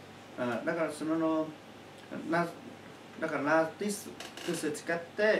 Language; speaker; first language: Japanese; non-native, learner; Chinese